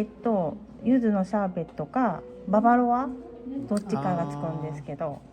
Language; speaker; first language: Japanese; native; Japanese